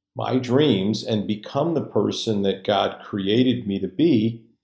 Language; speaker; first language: English; native; English